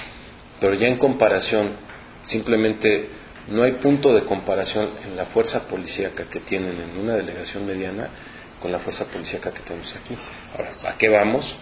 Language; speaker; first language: Spanish; native; Spanish